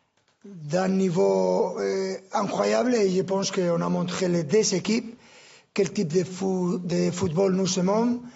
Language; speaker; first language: French; non-native, fluent; Spanish